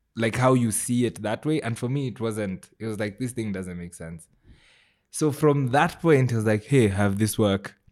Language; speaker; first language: English; non-native, local second language; Gusii